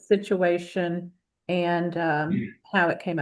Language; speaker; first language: English; native; English